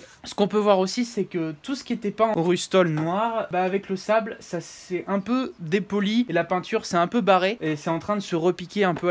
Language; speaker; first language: French; native; French